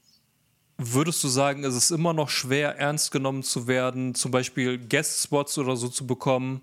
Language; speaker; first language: German; native; German